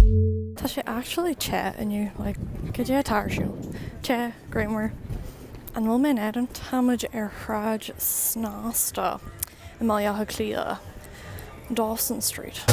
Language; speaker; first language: Irish; non-native, learner; English